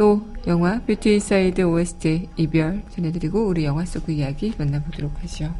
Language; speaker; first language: Korean; native; Korean